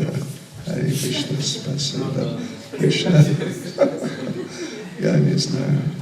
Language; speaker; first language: Russian; non-native, learner; English